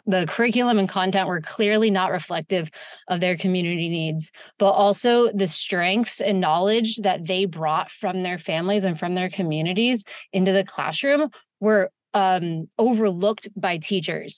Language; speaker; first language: English; native; English